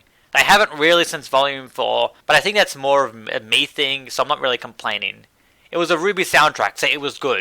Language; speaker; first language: English; native; English